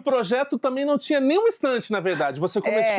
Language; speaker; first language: Portuguese; native; Portuguese